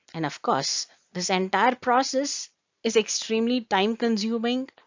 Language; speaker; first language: English; non-native, local second language; Kannada